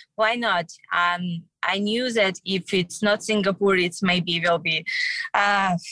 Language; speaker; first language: English; non-native, learner; Russian